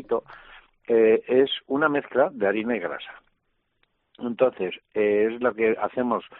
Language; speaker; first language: Spanish; native; Spanish